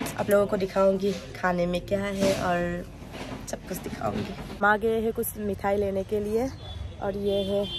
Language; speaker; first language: Hindi; non-native, local second language; Assamese